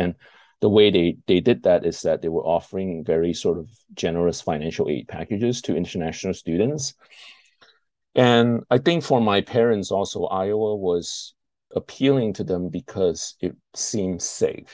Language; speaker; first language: English; non-native, local second language; Chinese